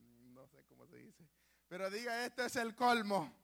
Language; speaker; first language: Spanish; native; Spanish